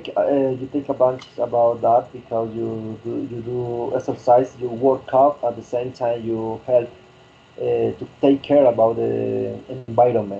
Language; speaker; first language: English; non-native, learner; Spanish